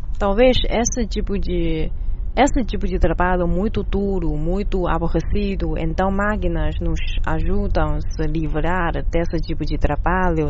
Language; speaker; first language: Portuguese; non-native, learner; Chinese